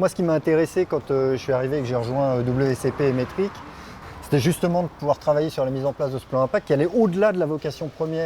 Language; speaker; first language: French; native; French